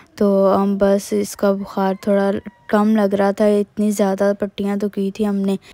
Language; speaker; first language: Urdu; native; Urdu